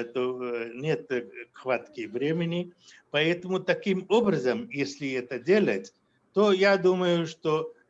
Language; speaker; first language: Russian; non-native, fluent; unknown